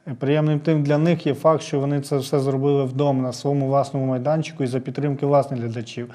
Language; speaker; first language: Ukrainian; native; Ukrainian